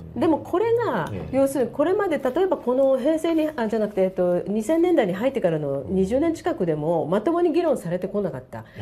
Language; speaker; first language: Japanese; native; Japanese